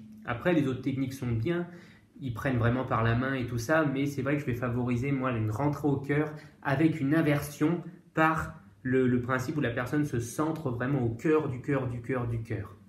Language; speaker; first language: French; native; French